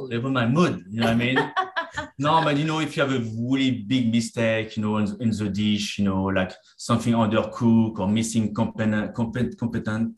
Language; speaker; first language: English; non-native, fluent; French